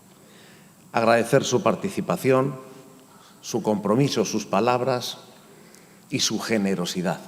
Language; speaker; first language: Spanish; native; Spanish